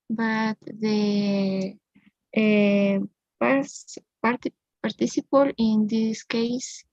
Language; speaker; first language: English; non-native, learner; Spanish